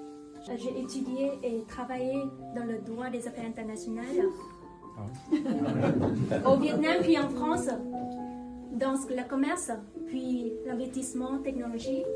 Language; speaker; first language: French; non-native, fluent; Vietnamese